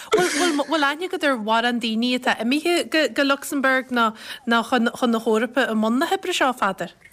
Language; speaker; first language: Irish; native; Irish